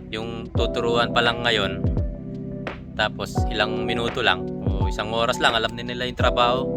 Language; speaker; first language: Filipino; non-native, local second language; Pampanga